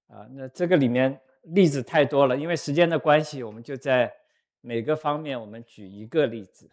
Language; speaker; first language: Chinese; native; Chinese